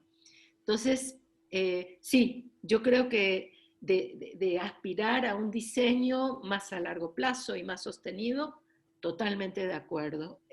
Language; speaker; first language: Spanish; native; Spanish